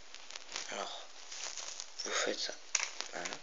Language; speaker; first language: French; native; French